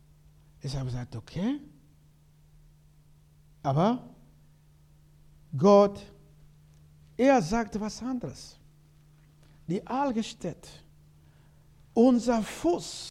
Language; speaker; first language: German; non-native, learner; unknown